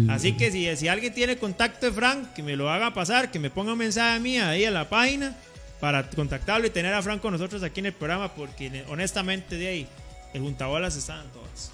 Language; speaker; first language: Spanish; native; Spanish